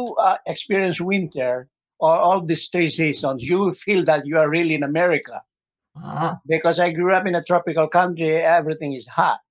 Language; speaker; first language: English; non-native, local second language; Filipino